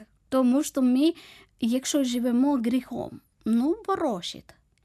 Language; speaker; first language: Ukrainian; non-native, learner; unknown